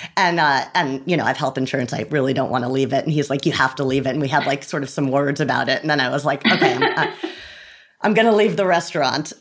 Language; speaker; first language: English; native; English